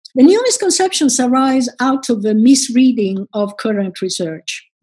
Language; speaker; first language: English; non-native, fluent; Italian